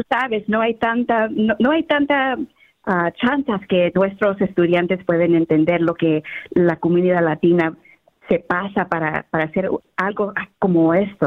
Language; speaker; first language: Spanish; early bilingual, heritage; Spanish